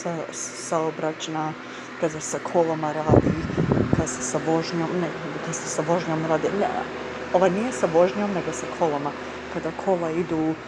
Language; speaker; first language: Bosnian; early bilingual, heritage; Bosnian